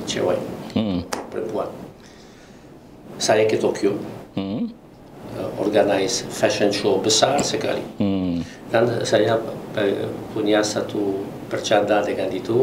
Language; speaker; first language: Indonesian; non-native, learner; Italian